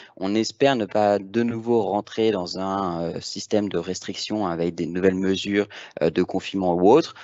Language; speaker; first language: French; native; French